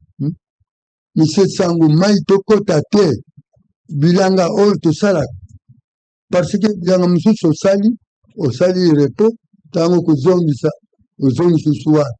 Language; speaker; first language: Lingala; non-native, local second language; Kongo